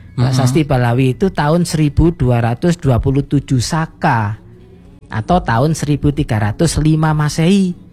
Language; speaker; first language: Indonesian; non-native, local second language; Javanese